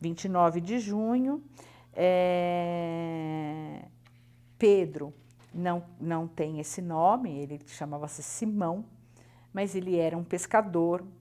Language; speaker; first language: Portuguese; native; Portuguese